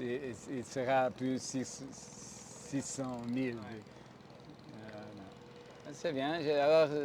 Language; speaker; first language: French; non-native, fluent; Portuguese